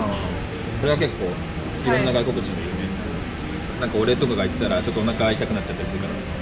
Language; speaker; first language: Japanese; native; Japanese